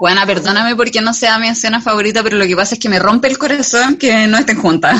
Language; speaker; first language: Spanish; native; Spanish